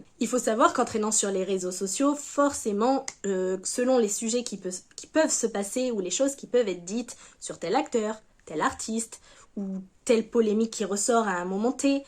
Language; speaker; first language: French; native; French